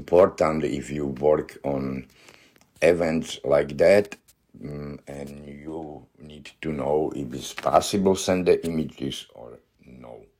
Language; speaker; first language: English; non-native, learner; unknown